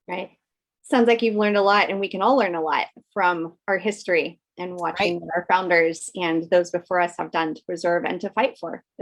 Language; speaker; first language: English; native; English